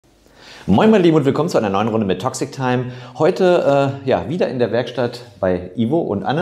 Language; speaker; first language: German; native; German